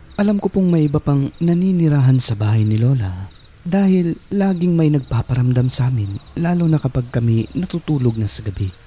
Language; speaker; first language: Filipino; non-native, local second language; Cebuano